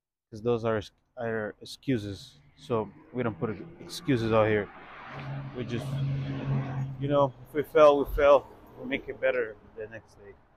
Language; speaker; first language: English; non-native, fluent; Spanish